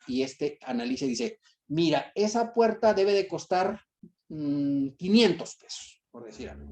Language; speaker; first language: Spanish; native; Spanish